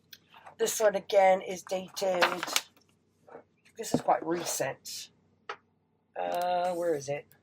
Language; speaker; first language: English; native; English